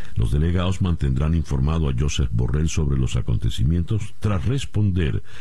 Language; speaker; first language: Spanish; native; Spanish